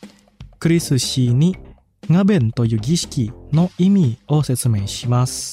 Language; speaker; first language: Japanese; non-native, fluent; Indonesian